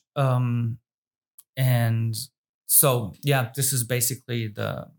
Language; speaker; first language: English; non-native, fluent; German